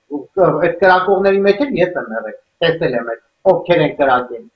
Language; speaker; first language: Armenian; native; Armenian